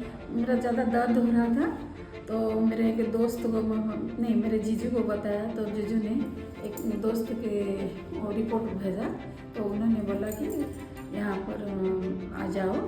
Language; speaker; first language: Hindi; non-native, local second language; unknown